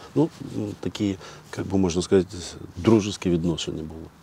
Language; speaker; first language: Ukrainian; non-native, learner; Russian